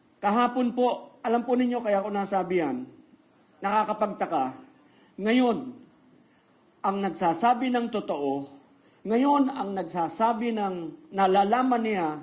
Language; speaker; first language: Filipino; native; Filipino